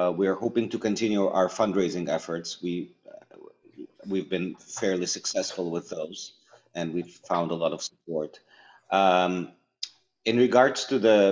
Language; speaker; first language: English; early bilingual, other home language; Russian